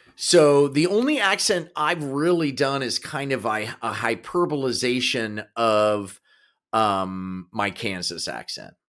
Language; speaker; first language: English; native; English